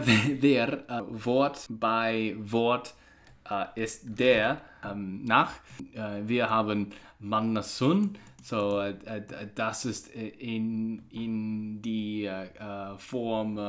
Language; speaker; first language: German; non-native, learner; English